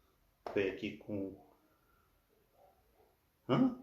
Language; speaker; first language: Portuguese; non-native, fluent; Spanish